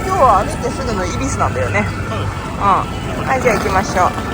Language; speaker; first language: Japanese; native; Japanese